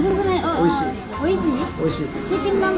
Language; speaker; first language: Japanese; non-native, learner; Korean